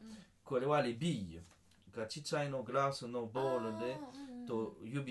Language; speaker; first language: Japanese; non-native, learner; French